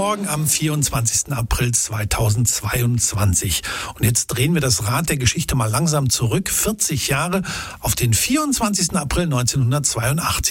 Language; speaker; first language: German; native; German